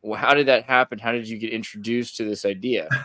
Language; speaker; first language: English; native; English